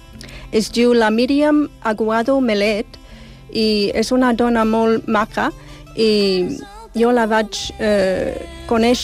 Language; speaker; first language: Catalan; non-native, fluent; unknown